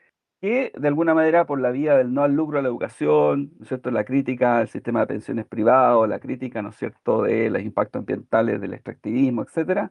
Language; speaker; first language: Spanish; native; Spanish